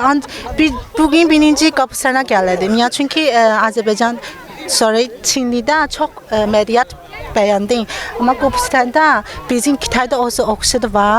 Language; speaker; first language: Azerbaijani; non-native, learner; Chinese